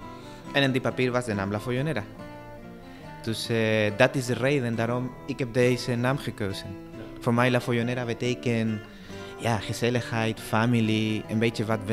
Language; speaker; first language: Dutch; non-native, learner; Spanish